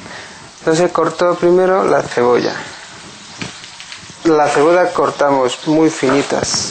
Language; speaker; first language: Spanish; non-native, learner; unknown